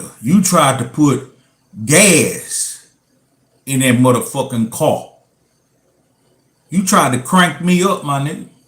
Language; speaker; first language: English; native; English